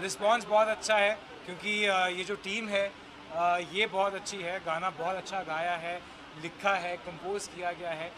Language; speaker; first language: Hindi; native; Hindi